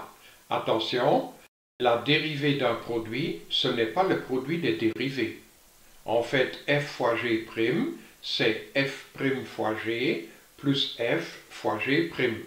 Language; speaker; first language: French; native; French